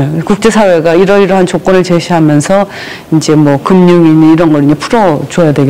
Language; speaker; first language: Korean; native; Korean